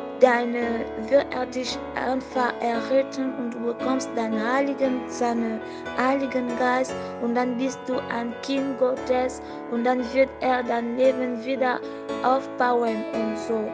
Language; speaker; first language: German; non-native, fluent; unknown